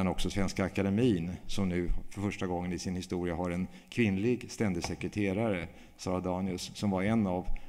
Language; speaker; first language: Swedish; native; Swedish